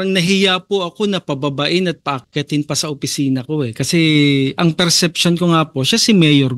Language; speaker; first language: Filipino; native; Filipino